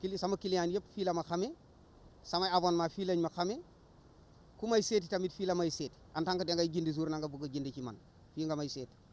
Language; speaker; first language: Wolof; native; Wolof